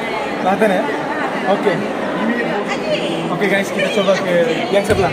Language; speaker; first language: Indonesian; non-native, local second language; Tetum